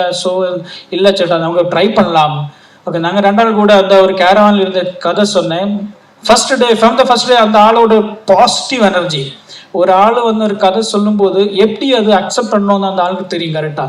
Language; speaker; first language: Tamil; non-native, learner; Malayalam